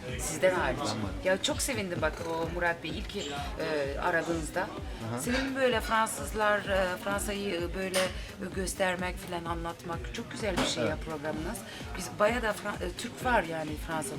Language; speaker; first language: Turkish; early bilingual, heritage; Turkish